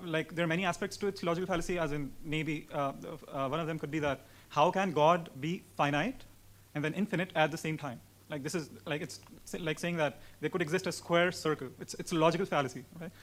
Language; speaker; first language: English; non-native, local second language; Urdu